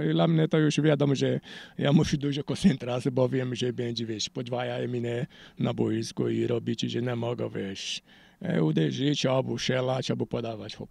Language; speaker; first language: Polish; non-native, learner; Portuguese